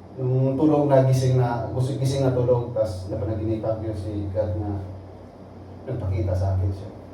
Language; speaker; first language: Filipino; non-native, local second language; Cebuano